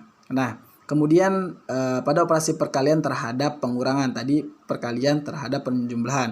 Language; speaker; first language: Indonesian; native; Indonesian